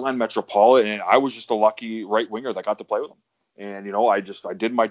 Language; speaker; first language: English; native; English